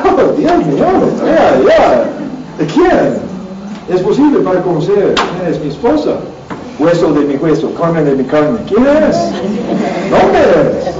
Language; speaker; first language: Spanish; non-native, learner; English